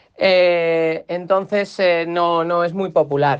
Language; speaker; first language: Spanish; native; Spanish